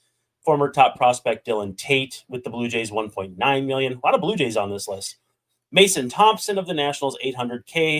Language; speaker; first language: English; native; English